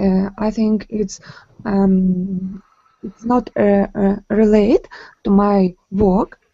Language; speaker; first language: English; non-native, learner; Ukrainian